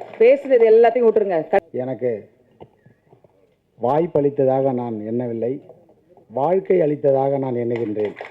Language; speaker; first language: Tamil; native; Tamil